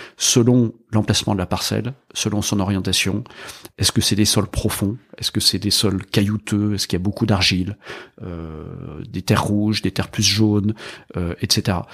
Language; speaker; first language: French; native; French